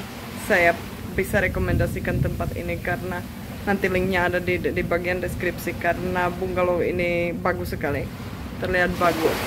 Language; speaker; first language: Indonesian; non-native, fluent; Czech